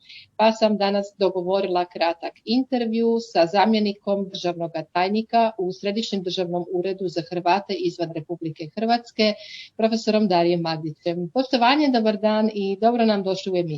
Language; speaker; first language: Croatian; native; Croatian